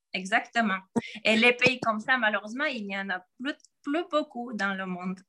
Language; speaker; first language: French; non-native, fluent; Georgian